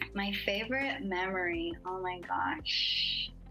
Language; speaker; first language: English; native; English